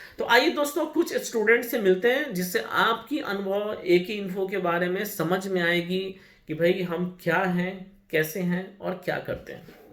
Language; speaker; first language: Hindi; native; Hindi